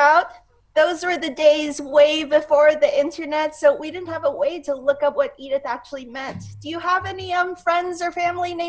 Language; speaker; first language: English; non-native, local second language; Cantonese